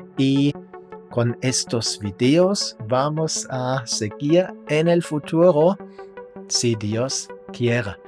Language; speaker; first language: Spanish; non-native, fluent; German